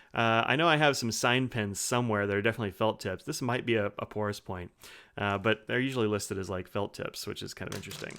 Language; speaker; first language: English; native; English